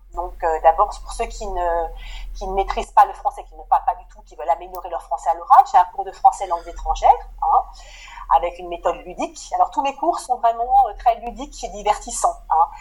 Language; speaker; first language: French; native; French